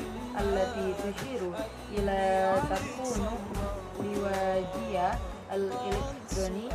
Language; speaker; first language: Arabic; non-native, learner; Indonesian